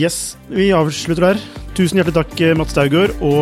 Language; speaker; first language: Norwegian; native; Norwegian